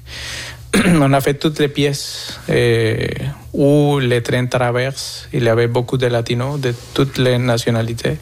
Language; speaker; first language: French; non-native, learner; Spanish